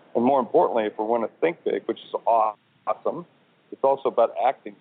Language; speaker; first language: English; native; English